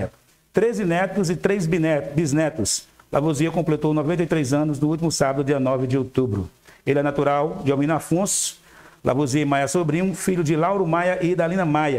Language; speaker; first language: Portuguese; native; Portuguese